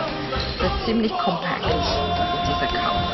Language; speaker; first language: German; non-native, fluent; Chinese